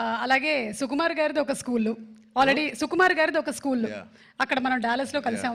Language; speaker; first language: Telugu; native; Telugu